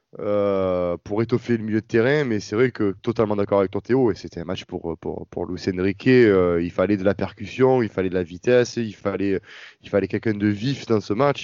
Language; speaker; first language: French; native; French